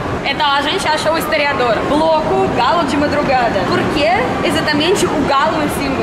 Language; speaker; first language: Portuguese; non-native, fluent; Russian